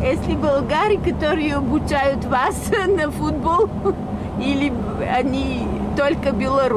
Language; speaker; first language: Russian; non-native, learner; Bulgarian